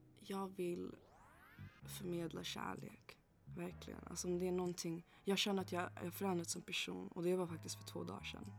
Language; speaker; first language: Swedish; early bilingual, other home language; English